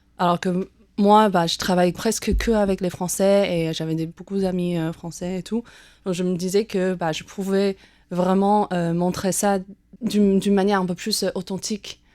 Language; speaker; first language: French; non-native, fluent; Chinese